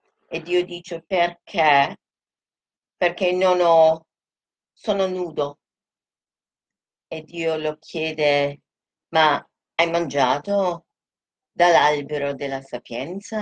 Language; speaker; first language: Italian; non-native, fluent; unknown